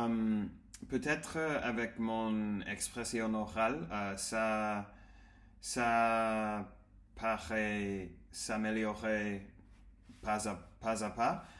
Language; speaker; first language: French; non-native, learner; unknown